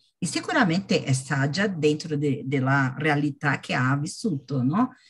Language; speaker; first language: Italian; non-native, learner; Portuguese